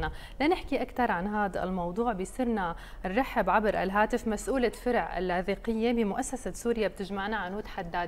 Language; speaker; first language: Arabic; native; Arabic